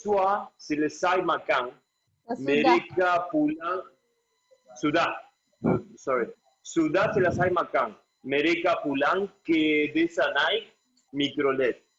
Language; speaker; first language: Indonesian; non-native, learner; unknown